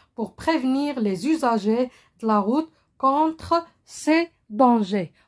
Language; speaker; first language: French; non-native, local second language; Arabic